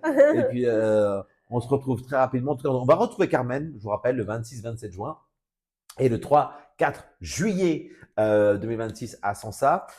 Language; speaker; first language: French; native; French